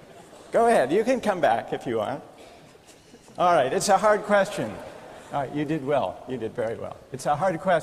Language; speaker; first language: English; native; English